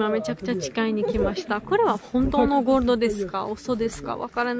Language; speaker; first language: Japanese; non-native, learner; Georgian